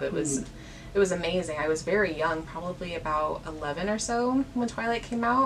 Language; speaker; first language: English; native; English